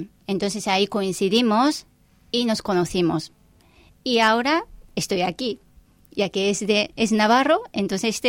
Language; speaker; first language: Spanish; non-native, fluent; Japanese